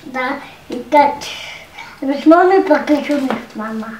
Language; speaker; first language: Russian; early bilingual, heritage; Russian